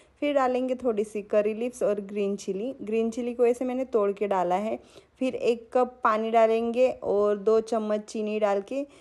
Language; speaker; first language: Hindi; non-native, local second language; Marathi